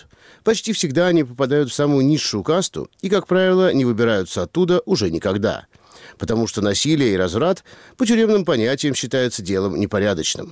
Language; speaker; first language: Russian; native; Russian